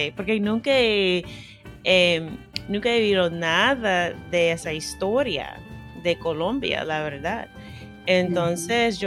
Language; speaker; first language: Spanish; non-native, fluent; English